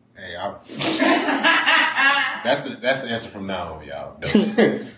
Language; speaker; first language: English; native; English